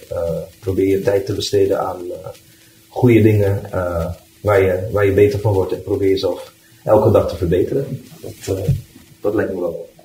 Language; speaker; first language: Dutch; native; Dutch